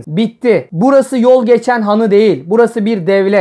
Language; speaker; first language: Turkish; native; Turkish